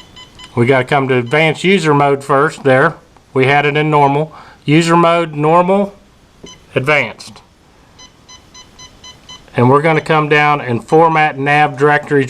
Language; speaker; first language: English; native; English